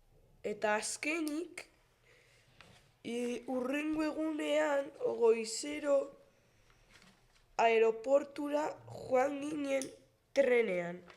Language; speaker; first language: Basque; non-native, local second language; Spanish